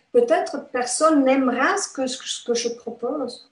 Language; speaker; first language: French; non-native, fluent; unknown